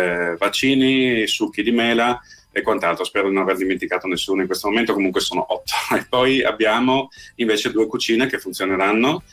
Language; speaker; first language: Italian; native; Italian